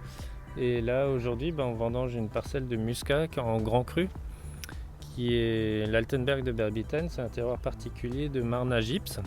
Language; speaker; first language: French; native; French